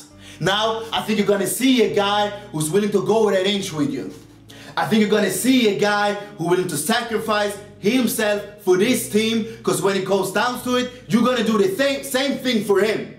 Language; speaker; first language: English; non-native, fluent; Swedish